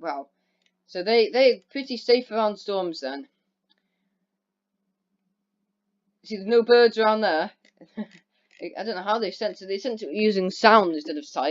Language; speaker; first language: English; native; English